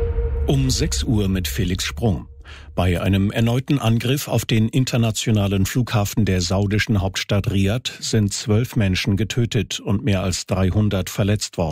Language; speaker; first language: German; native; German